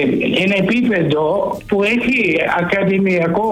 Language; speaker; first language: Greek; early bilingual, heritage; Greek